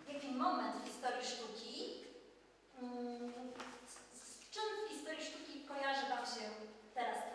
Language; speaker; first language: Polish; native; Polish